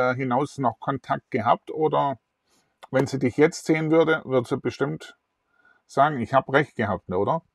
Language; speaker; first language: German; native; German